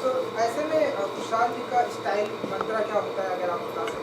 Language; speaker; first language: Hindi; native; Hindi